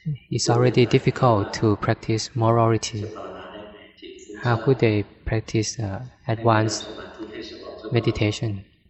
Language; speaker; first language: English; non-native, fluent; Thai